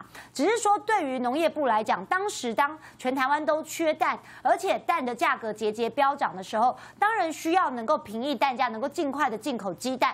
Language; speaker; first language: Chinese; native; Chinese